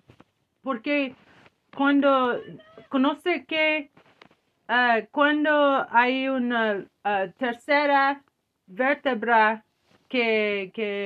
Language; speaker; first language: Spanish; non-native, learner; English